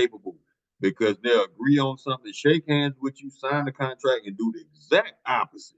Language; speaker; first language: English; native; English